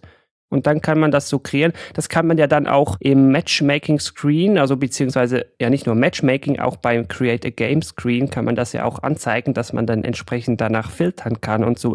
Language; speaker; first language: German; native; German